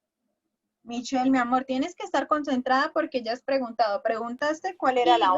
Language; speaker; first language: Spanish; native; Spanish